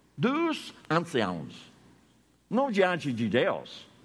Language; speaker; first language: Portuguese; non-native, fluent; English